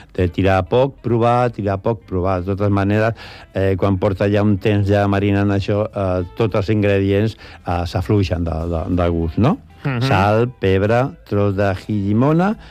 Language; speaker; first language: Catalan; non-native, local second language; Spanish